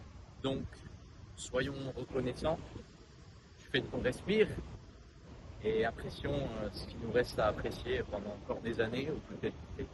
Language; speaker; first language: French; native; French